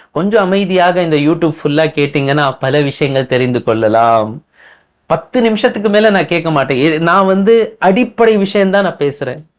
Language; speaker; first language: Tamil; non-native, local second language; Urdu